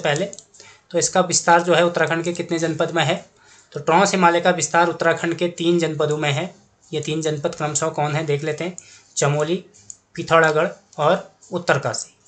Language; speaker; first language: Hindi; native; Hindi